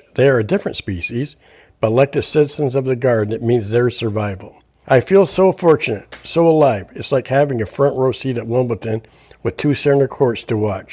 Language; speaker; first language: English; native; English